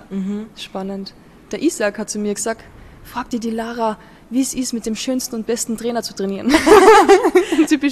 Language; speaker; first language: German; native; German